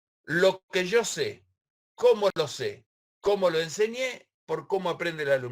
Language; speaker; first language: Spanish; native; Spanish